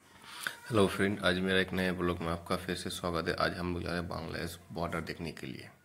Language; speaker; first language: Hindi; non-native, local second language; Bangla